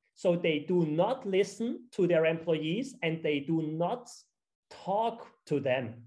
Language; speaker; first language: English; non-native, fluent; German